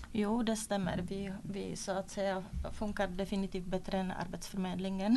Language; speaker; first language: Swedish; non-native, fluent; Czech